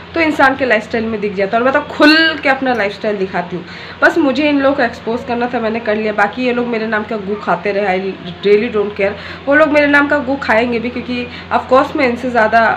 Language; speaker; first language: Hindi; non-native, local second language; Bangla